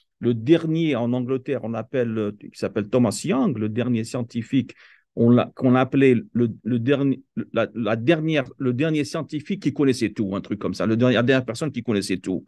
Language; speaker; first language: French; non-native, local second language; Kabyle